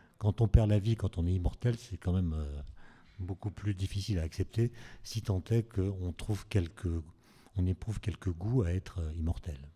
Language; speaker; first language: French; native; French